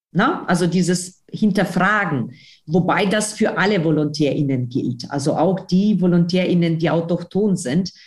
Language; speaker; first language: German; non-native, fluent; Russian